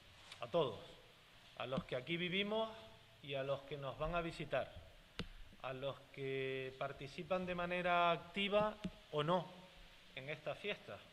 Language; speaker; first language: Spanish; native; Spanish